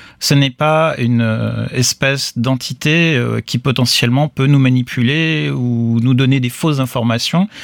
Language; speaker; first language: French; native; French